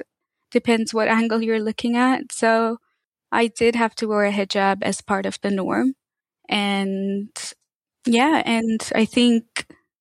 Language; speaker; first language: English; native; English